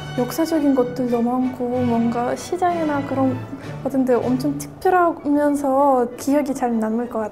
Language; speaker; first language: Korean; non-native, fluent; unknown